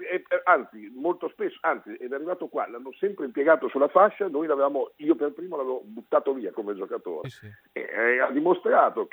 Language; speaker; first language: Italian; native; Italian